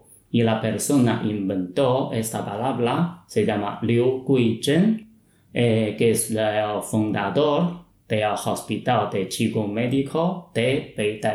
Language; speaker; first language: Spanish; non-native, fluent; Chinese